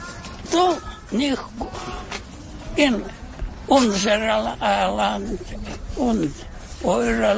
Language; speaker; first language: German; non-native, learner; Russian